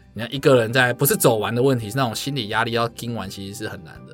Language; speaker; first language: Chinese; native; Chinese